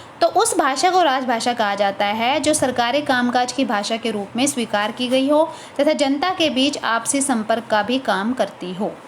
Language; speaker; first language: Hindi; native; Hindi